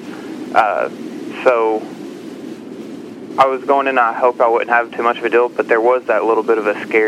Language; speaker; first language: English; native; English